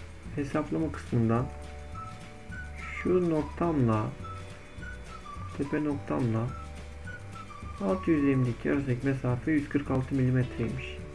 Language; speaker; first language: Turkish; native; Turkish